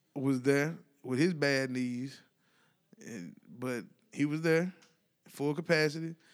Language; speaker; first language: English; native; English